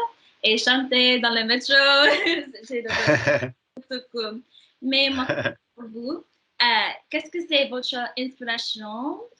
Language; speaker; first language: French; non-native, learner; English